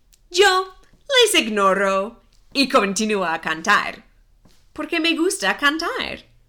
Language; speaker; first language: Spanish; non-native, fluent; English